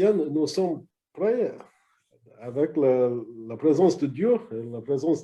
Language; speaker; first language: French; non-native, learner; English